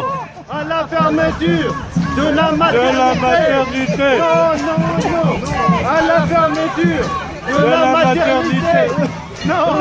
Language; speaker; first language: French; native; French